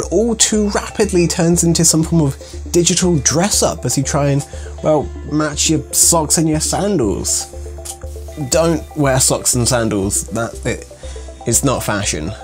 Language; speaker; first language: English; native; English